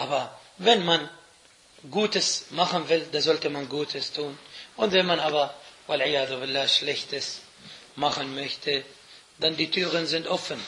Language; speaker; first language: German; non-native, fluent; Arabic